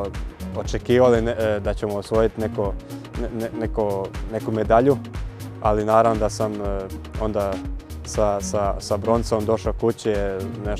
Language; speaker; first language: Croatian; early bilingual, heritage; Croatian